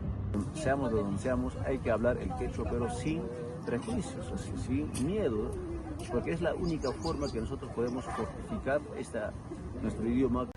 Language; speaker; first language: Spanish; non-native, local second language; Quechua